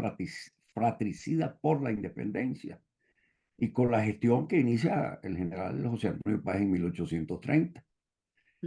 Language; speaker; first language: Spanish; native; Spanish